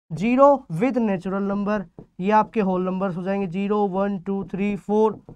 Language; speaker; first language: Hindi; native; Hindi